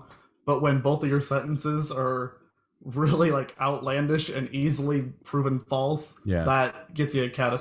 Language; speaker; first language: English; native; English